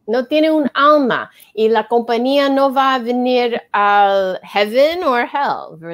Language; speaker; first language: Spanish; non-native, learner; English